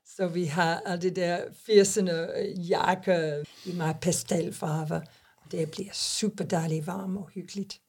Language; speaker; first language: Danish; non-native, fluent; English